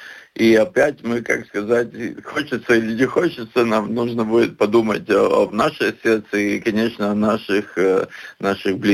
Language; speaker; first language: Russian; non-native, local second language; Latvian